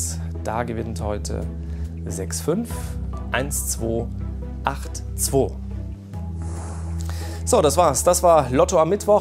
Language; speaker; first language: German; native; German